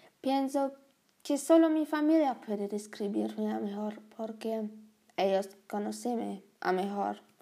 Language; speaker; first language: Spanish; non-native, learner; German